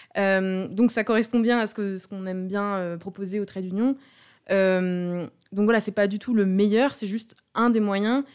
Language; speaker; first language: French; native; French